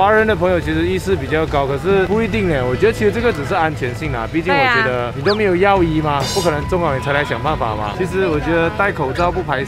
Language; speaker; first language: Chinese; native; Chinese